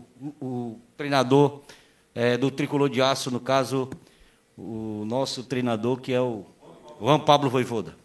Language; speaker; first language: Portuguese; native; Portuguese